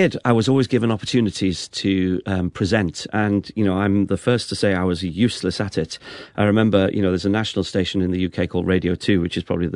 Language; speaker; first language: English; native; English